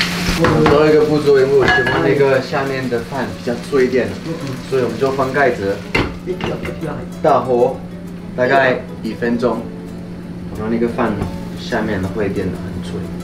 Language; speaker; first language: Chinese; non-native, fluent; French